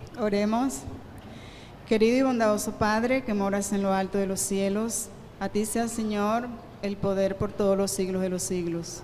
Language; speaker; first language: Spanish; native; Spanish